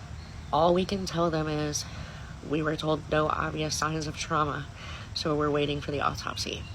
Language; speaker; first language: English; native; English